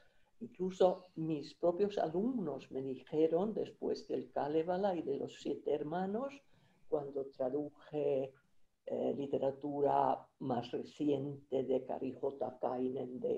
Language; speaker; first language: Spanish; non-native, fluent; Finnish